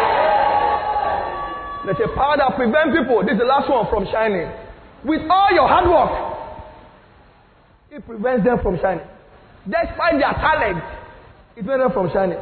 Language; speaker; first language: English; non-native, local second language; Yoruba